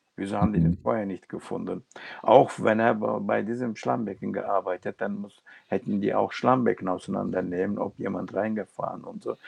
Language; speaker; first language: German; non-native, local second language; Turkish